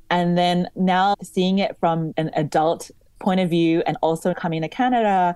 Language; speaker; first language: English; native; English